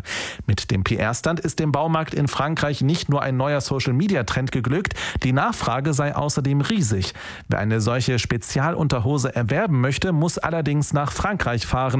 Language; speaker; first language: German; native; German